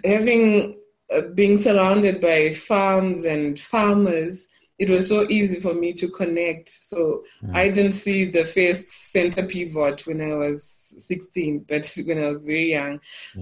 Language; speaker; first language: English; non-native, local second language; Shona